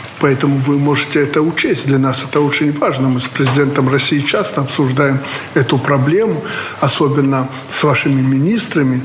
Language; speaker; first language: Russian; native; Russian